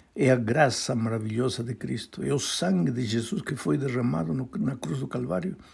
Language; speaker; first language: Portuguese; non-native, fluent; Spanish